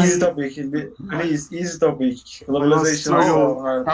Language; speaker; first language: English; non-native, learner; Turkish